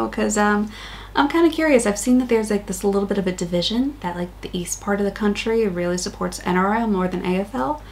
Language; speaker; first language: English; native; English